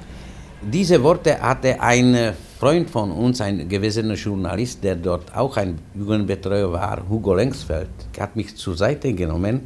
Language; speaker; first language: German; non-native, fluent; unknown